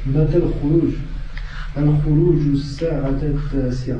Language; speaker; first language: Arabic; non-native, learner; French